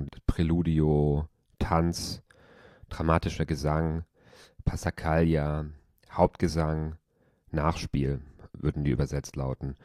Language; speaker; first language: German; native; German